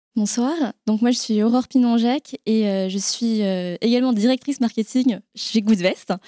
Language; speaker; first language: French; native; French